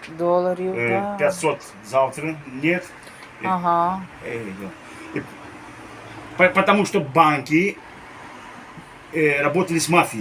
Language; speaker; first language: Russian; non-native, learner; Romanian